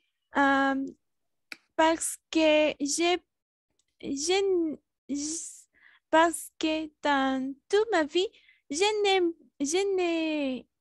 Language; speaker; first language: French; non-native, learner; Spanish